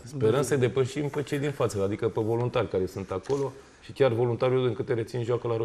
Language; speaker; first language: Romanian; native; Romanian